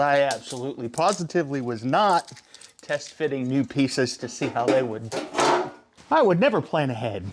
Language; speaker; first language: English; native; English